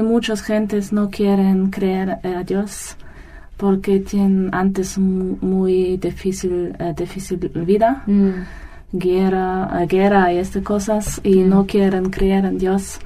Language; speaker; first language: Spanish; non-native, learner; German